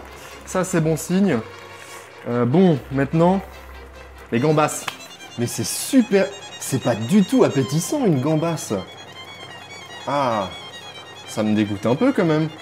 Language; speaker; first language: French; native; French